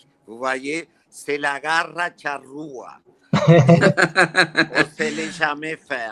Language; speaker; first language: French; non-native, fluent; Spanish